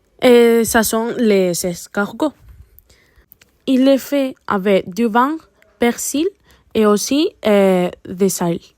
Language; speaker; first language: French; non-native, learner; Spanish